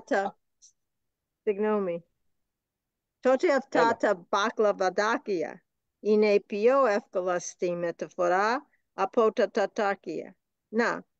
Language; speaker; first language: Greek; non-native, learner; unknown